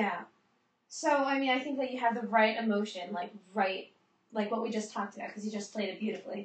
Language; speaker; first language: English; native; English